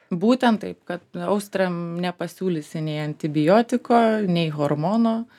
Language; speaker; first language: Lithuanian; native; Lithuanian